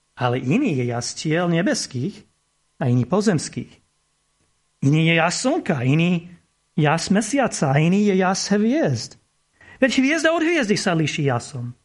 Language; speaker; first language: Slovak; non-native, fluent; English